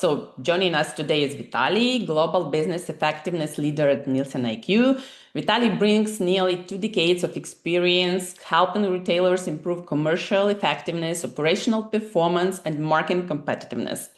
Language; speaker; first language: English; non-native, fluent; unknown